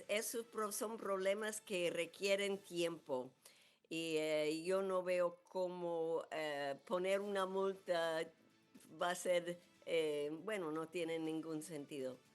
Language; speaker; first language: Spanish; non-native, fluent; English